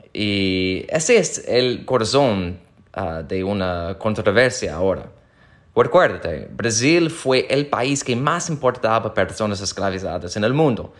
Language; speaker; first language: Spanish; non-native, fluent; English